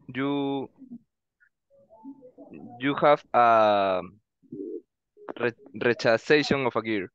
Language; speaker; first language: English; non-native, learner; Spanish